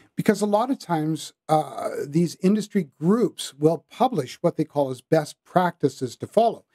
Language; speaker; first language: English; native; English